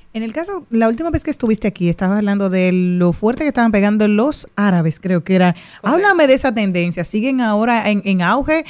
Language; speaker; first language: Spanish; native; Spanish